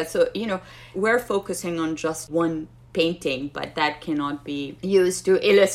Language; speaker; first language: English; non-native, local second language; Urdu